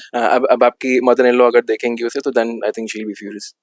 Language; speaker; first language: Hindi; native; Hindi